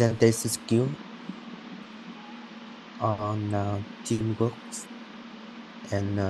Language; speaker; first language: English; non-native, learner; Vietnamese